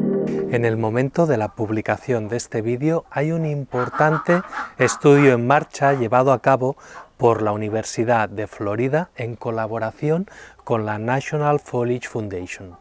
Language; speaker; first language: Spanish; native; Spanish